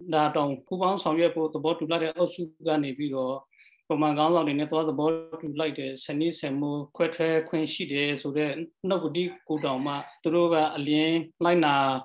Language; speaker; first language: Burmese; non-native, local second language; Western Kayah